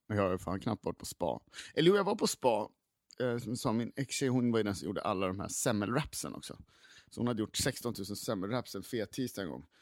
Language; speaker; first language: Swedish; native; Swedish